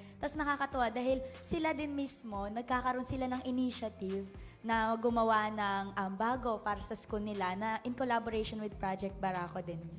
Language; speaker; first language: Filipino; native; Filipino